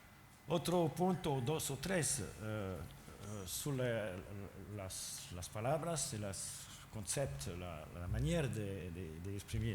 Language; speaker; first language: Spanish; non-native, learner; French